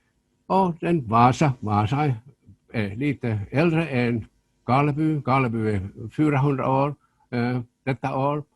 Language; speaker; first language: Swedish; non-native, local second language; Finnish